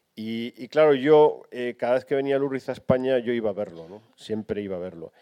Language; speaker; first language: Spanish; native; Spanish